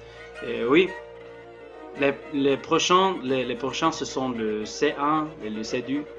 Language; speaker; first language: French; non-native, learner; Spanish